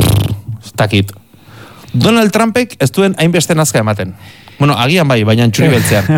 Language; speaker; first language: Basque; native; Basque